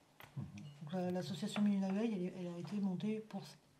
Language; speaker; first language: French; native; French